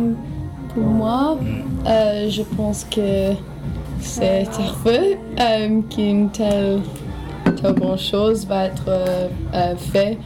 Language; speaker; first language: French; non-native, learner; English